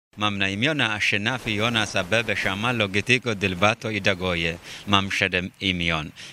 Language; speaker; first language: Polish; non-native, fluent; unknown